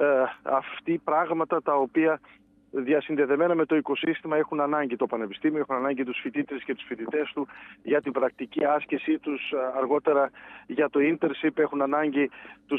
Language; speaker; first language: Greek; native; Greek